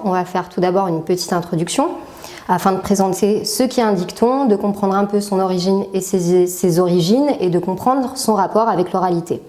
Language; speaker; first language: French; native; French